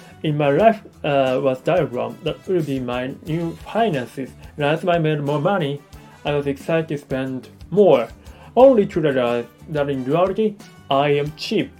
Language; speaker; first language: English; non-native, learner; Japanese